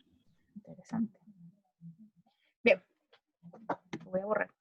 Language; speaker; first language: Spanish; native; Spanish